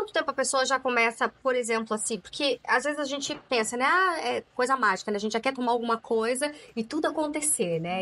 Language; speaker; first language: Portuguese; native; Portuguese